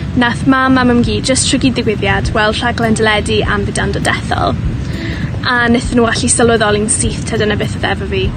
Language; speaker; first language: Welsh; native; Welsh